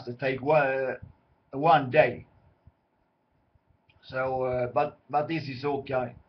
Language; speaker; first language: English; non-native, learner; Swedish